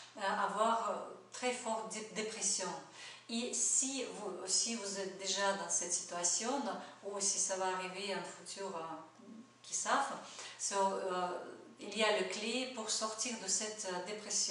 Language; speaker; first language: French; non-native, fluent; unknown